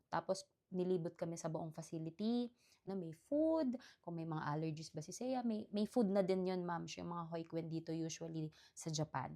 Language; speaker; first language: Filipino; native; Filipino